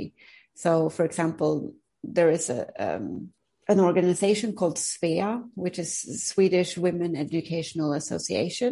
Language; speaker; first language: English; non-native, fluent; Swedish